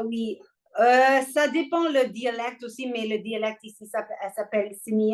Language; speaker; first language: French; non-native, learner; English